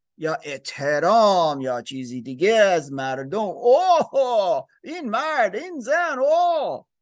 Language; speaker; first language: Persian; non-native, learner; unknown